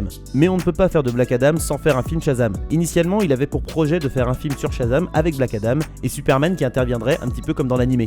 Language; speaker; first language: French; native; French